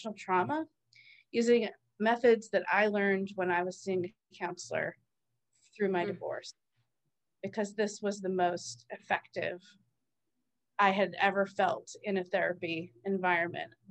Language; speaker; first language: English; native; English